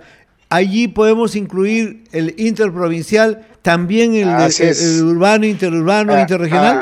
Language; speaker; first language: Spanish; native; Spanish